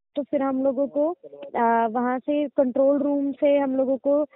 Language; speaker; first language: Hindi; native; Hindi